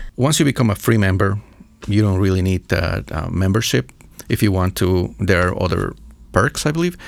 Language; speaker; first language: English; non-native, fluent; Spanish